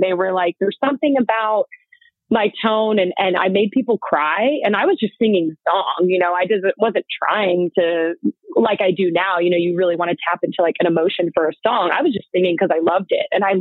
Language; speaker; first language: English; native; English